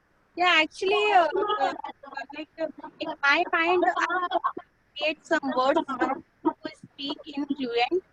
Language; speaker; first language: English; non-native, learner; Hindi